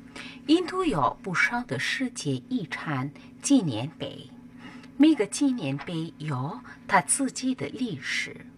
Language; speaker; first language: Chinese; non-native, learner; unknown